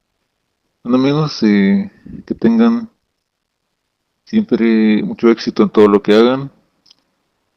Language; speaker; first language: Spanish; native; Spanish